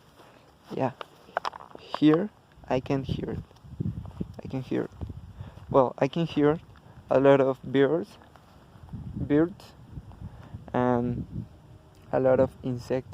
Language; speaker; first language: English; non-native, learner; Spanish